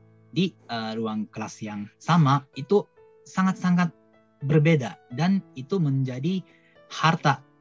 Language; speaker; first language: Indonesian; non-native, fluent; Japanese